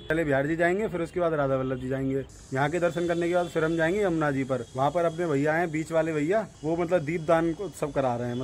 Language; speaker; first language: Hindi; native; Hindi